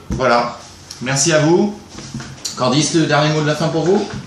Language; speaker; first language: French; native; French